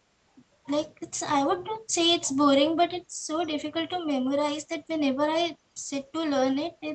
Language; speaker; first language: English; non-native, fluent; Hindi